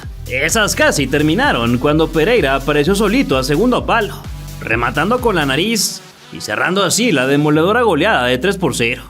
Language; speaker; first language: Spanish; native; Spanish